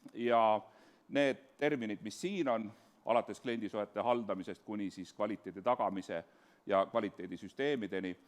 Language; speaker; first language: Estonian; native; Estonian